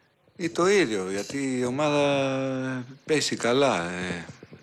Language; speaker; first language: Greek; non-native, learner; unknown